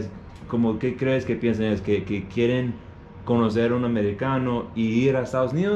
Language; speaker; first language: Spanish; non-native, learner; English